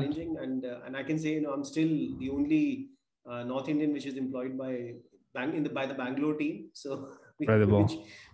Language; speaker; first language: English; non-native, local second language; Punjabi